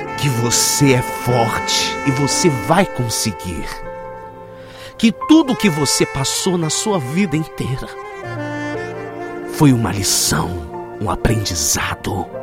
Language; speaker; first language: Portuguese; native; Portuguese